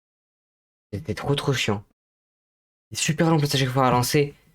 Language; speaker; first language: French; native; French